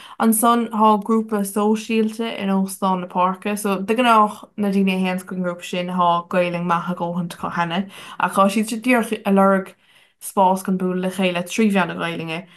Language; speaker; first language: Irish; non-native, local second language; English